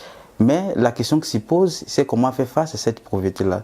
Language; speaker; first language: French; non-native, fluent; Portuguese